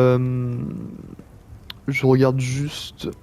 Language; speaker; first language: French; native; French